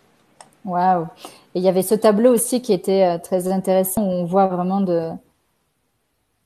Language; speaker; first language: French; native; French